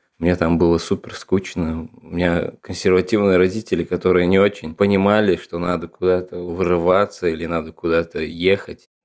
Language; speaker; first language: Russian; non-native, local second language; Ingush